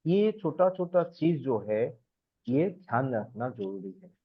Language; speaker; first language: Hindi; non-native, local second language; Assamese